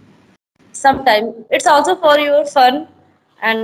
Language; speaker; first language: English; non-native, learner; Hindi